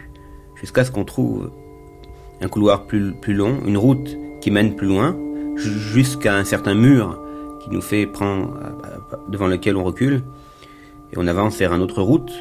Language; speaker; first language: French; native; French